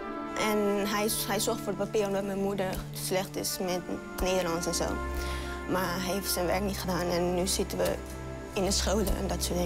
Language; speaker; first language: Dutch; early bilingual, other home language; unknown